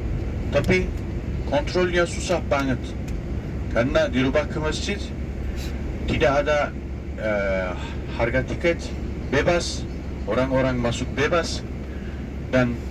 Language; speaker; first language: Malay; non-native, fluent; Turkish